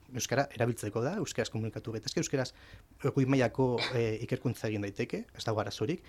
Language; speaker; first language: Basque; native; Basque